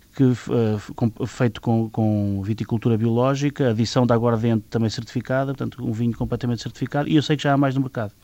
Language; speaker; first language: Portuguese; native; Portuguese